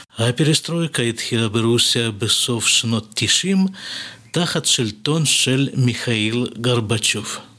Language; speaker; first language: Hebrew; non-native, fluent; Russian